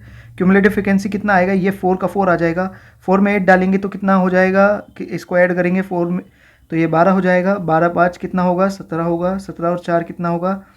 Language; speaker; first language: Hindi; native; Hindi